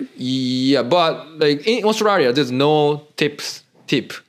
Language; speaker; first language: English; non-native, learner; Japanese